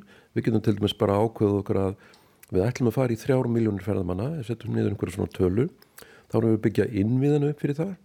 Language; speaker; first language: Icelandic; native; Icelandic